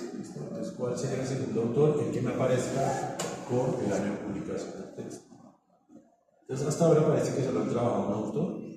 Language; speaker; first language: Spanish; native; Spanish